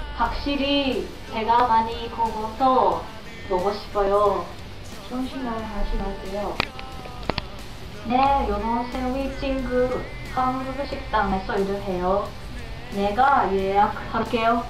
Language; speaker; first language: Korean; non-native, learner; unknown